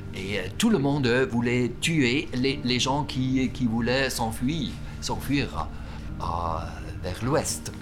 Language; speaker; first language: French; non-native, fluent; German